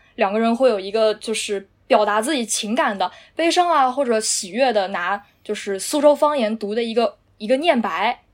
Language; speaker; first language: Chinese; native; Chinese